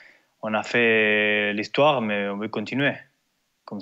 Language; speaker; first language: French; non-native, learner; Spanish